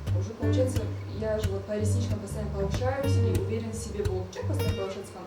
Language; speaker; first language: Russian; non-native, local second language; Uyghur